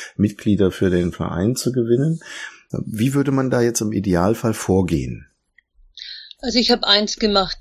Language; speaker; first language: German; native; German